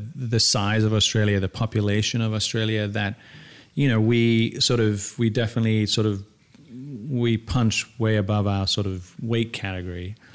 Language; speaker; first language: English; native; English